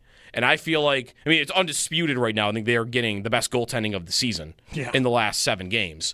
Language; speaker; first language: English; native; English